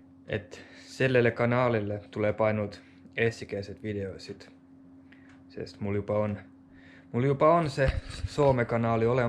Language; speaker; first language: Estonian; non-native, learner; Finnish